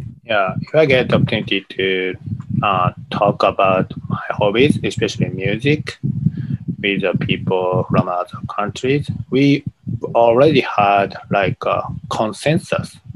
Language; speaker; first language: English; non-native, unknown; Japanese